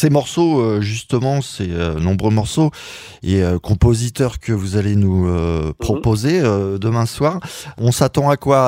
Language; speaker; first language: French; native; French